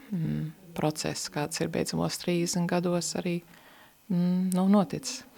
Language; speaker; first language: Latvian; early bilingual, heritage; Latvian